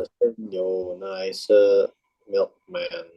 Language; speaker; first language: Chinese; non-native, learner; Indonesian